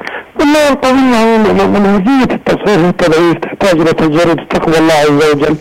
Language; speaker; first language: Arabic; native; Arabic